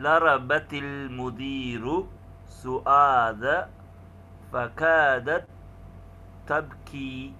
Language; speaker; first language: Arabic; non-native, learner; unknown